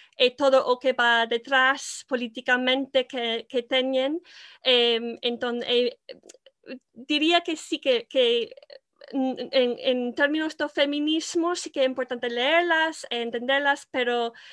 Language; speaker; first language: Galician; non-native, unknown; English